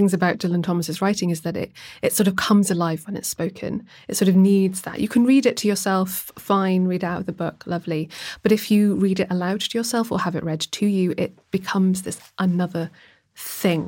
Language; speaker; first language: English; native; English